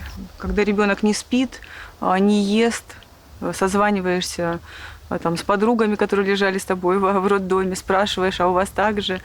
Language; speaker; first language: Russian; native; Russian